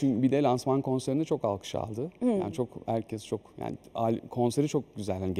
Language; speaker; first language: Turkish; native; Turkish